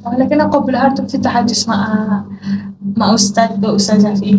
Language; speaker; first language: Arabic; non-native, learner; Indonesian